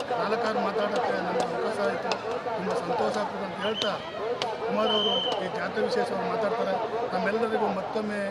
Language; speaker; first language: Kannada; native; Kannada